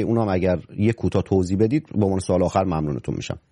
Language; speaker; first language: Persian; native; Persian